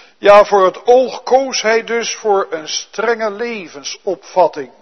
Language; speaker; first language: Dutch; native; Dutch